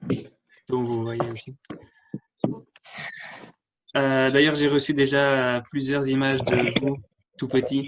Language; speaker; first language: French; native; French